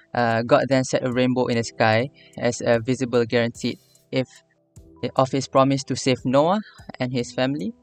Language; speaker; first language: English; non-native, local second language; Malay